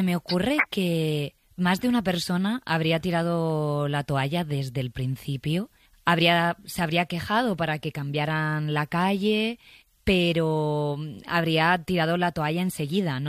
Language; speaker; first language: Spanish; native; Spanish